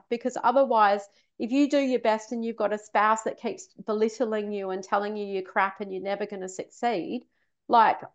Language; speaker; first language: English; native; English